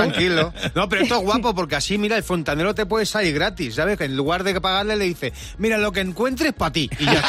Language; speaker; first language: Spanish; native; Spanish